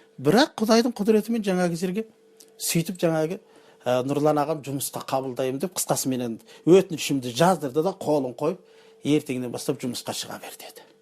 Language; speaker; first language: Kazakh; early bilingual, heritage; Kazakh